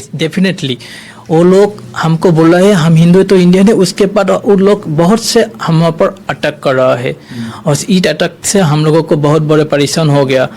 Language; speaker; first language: Hindi; non-native, learner; Bangla